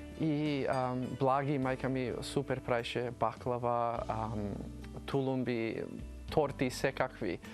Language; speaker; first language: Macedonian; early bilingual, heritage; Macedonian